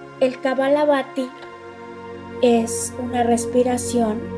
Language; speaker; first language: Spanish; native; Spanish